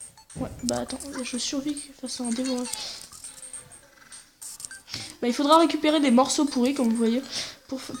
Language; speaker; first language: French; native; French